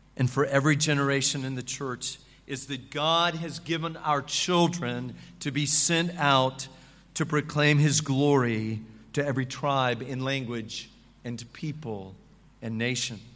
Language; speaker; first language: English; native; English